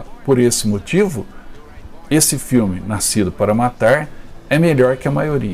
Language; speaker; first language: Portuguese; native; Portuguese